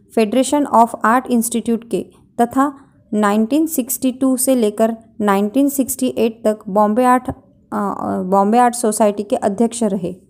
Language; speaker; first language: Hindi; non-native, local second language; Marathi